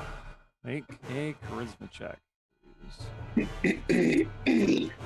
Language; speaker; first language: English; native; English